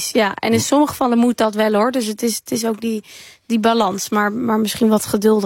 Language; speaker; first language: Dutch; native; Dutch